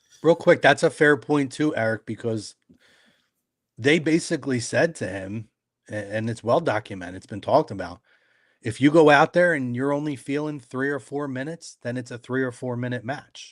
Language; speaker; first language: English; native; English